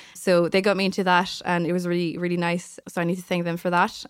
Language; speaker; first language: English; non-native, fluent; French